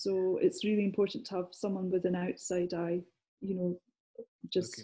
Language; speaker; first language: English; native; English